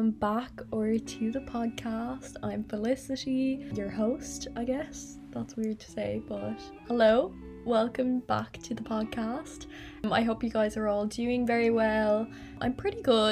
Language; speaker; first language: English; native; English